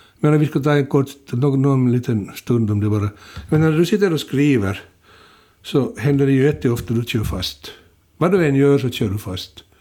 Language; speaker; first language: Swedish; native; Swedish